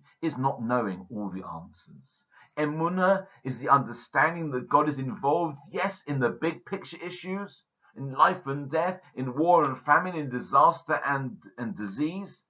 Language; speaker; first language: English; native; English